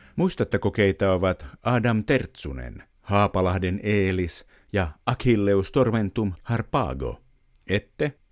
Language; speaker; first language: Finnish; native; Finnish